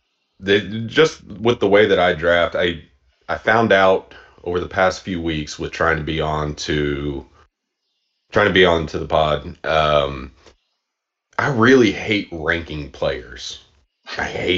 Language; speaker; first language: English; native; English